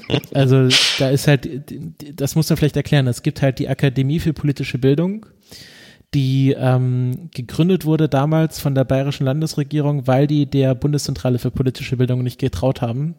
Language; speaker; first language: German; native; German